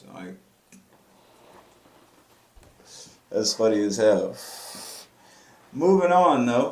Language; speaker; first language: English; native; English